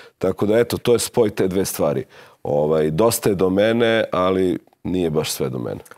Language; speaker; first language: Serbian; native; Serbian